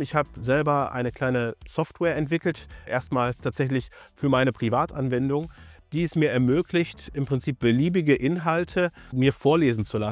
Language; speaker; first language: German; native; German